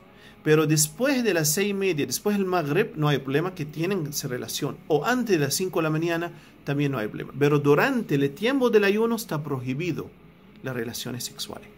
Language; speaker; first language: Spanish; non-native, fluent; Arabic